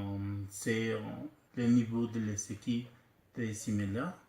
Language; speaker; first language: French; non-native, learner; Spanish